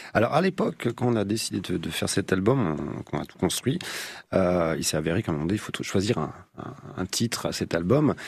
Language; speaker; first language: French; native; French